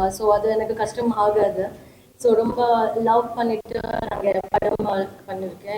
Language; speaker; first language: Tamil; non-native, fluent; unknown